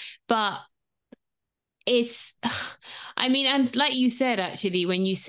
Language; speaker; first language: English; non-native, local second language; Yoruba